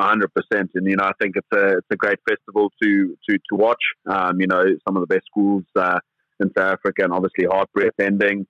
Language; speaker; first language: English; native; English